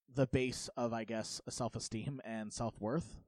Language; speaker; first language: English; native; English